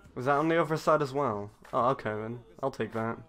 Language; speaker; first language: English; native; English